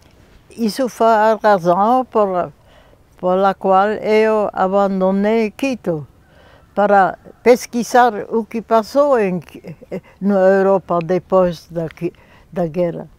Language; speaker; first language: Portuguese; non-native, fluent; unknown